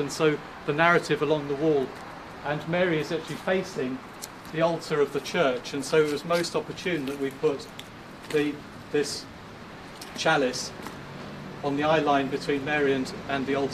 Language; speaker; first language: English; native; English